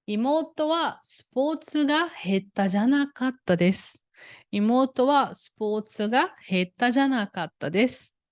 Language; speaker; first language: Japanese; non-native, fluent; Portuguese